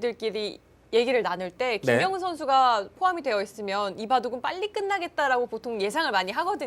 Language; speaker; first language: Korean; native; Korean